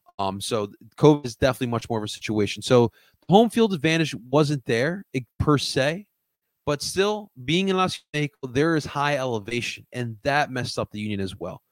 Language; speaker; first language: English; early bilingual, other home language; Spanish